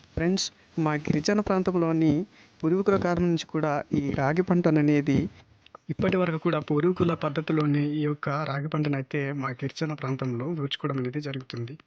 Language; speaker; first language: Telugu; non-native, local second language; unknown